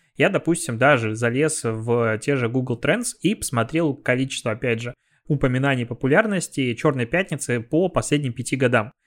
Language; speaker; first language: Russian; native; Russian